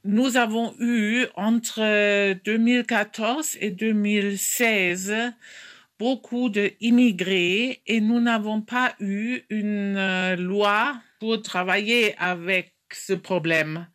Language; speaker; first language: French; non-native, fluent; German